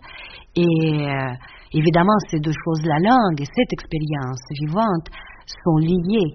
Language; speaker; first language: French; non-native, fluent; Russian